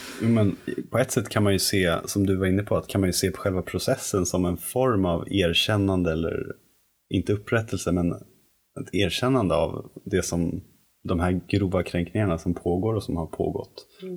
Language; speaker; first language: Swedish; native; Swedish